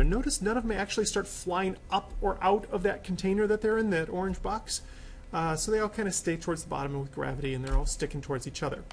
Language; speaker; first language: English; native; English